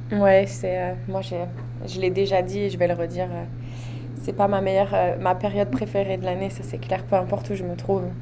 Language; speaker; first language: French; native; French